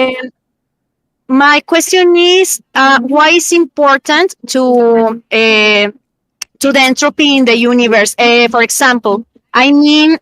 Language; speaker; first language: English; non-native, learner; Spanish